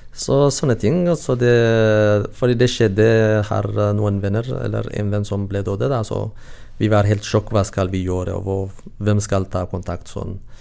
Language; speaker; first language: Norwegian; non-native, learner; Tigrinya